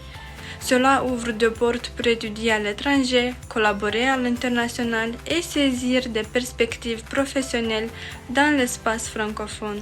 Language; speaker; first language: French; non-native, fluent; Romanian